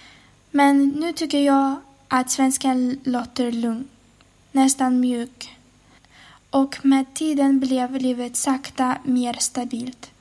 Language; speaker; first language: Swedish; non-native, fluent; Ukrainian